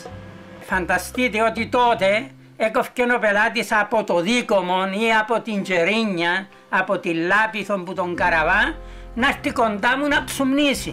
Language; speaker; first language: Greek; native; Greek